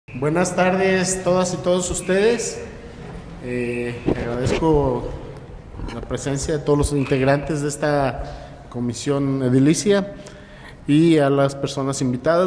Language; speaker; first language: Spanish; native; Spanish